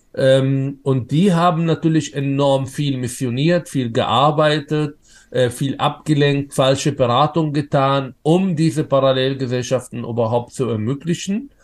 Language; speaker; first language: German; non-native, fluent; Arabic